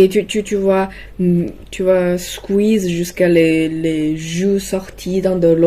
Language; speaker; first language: French; non-native, learner; Chinese